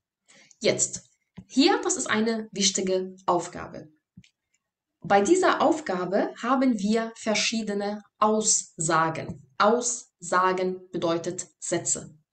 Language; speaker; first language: German; non-native, fluent; Arabic